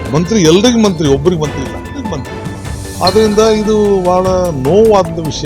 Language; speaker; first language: Kannada; non-native, local second language; Lambadi